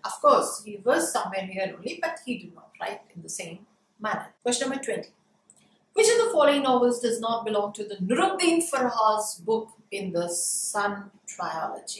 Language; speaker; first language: English; non-native, local second language; Hindi